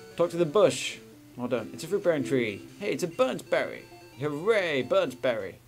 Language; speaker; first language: English; native; English